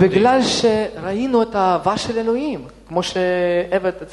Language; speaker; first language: Hebrew; non-native, fluent; Russian